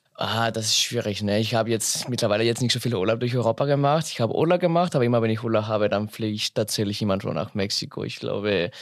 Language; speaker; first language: German; non-native, fluent; Spanish